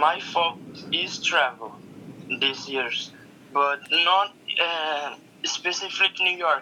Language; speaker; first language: English; non-native, learner; Portuguese